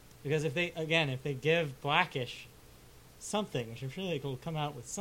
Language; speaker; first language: English; native; English